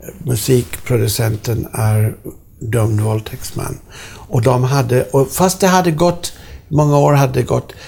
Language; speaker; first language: Swedish; non-native, fluent; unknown